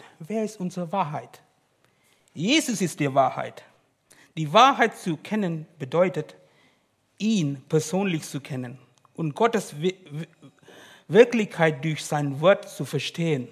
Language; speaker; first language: German; non-native, learner; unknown